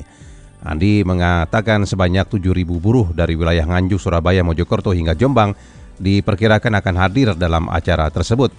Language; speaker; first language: Indonesian; native; Indonesian